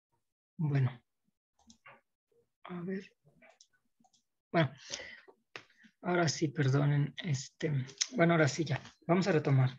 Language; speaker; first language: Spanish; native; Spanish